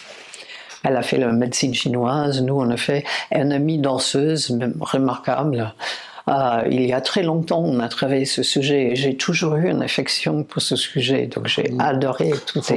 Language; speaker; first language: French; non-native, fluent; English